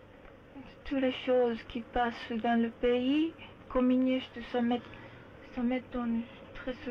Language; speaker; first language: French; non-native, learner; Japanese